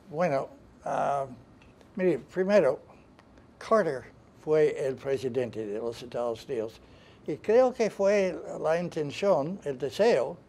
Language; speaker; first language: Spanish; non-native, fluent; English